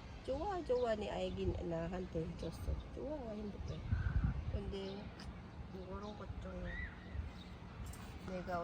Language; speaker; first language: Korean; non-native, learner; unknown